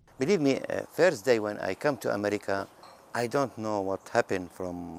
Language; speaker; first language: English; non-native, learner; Arabic